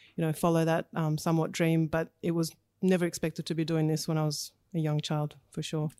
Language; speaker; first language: English; early bilingual, other home language; Russian